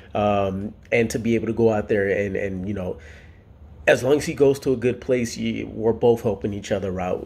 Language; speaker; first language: English; native; English